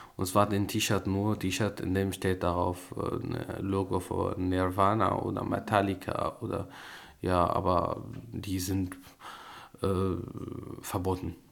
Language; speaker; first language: German; non-native, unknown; Arabic